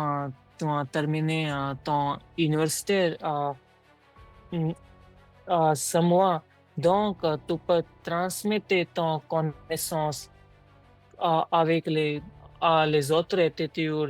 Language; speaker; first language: French; non-native, learner; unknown